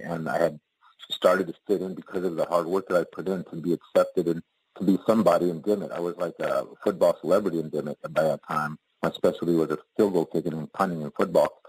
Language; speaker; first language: English; native; English